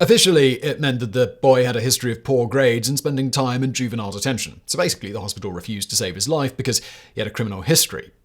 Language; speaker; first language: English; native; English